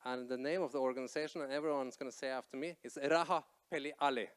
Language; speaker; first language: English; non-native, fluent; Norwegian